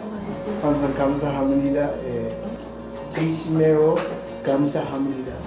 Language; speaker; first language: Korean; non-native, learner; Japanese